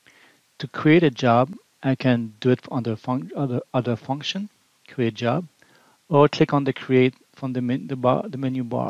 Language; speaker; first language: English; non-native, fluent; French